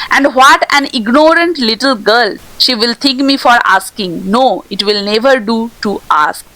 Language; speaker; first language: English; non-native, local second language; Bangla